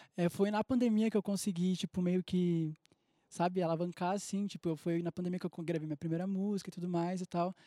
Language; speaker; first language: Portuguese; native; Portuguese